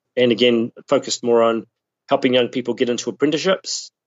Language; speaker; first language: English; native; English